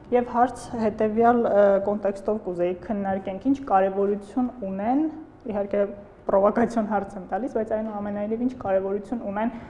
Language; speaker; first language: Armenian; native; Armenian